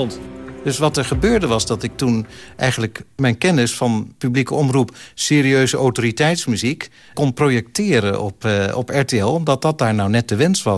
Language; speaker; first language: Dutch; native; Dutch